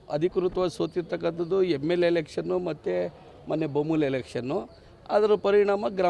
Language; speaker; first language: Kannada; native; Kannada